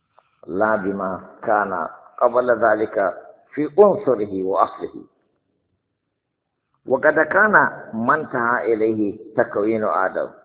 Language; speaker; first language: Arabic; non-native, fluent; Hausa